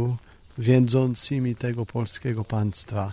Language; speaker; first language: Polish; non-native, learner; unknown